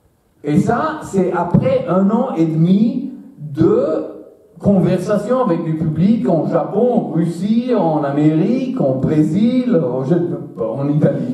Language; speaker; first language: French; non-native, fluent; Italian